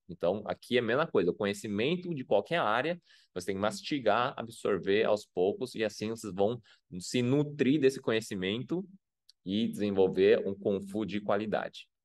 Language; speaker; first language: Portuguese; non-native, fluent; Chinese